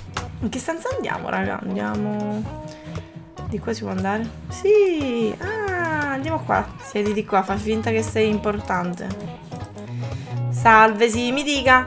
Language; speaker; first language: Italian; native; Italian